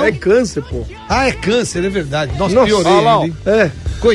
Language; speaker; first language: Portuguese; native; Portuguese